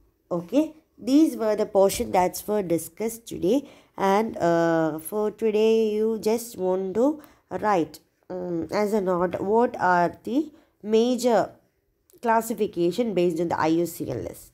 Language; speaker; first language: English; non-native, local second language; Malayalam